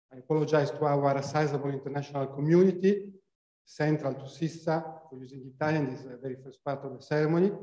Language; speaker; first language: English; non-native, fluent; Italian